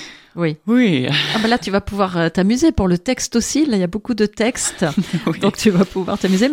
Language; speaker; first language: French; native; French